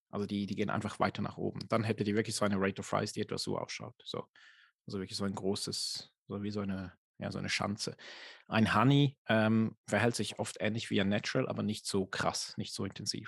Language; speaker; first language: German; native; German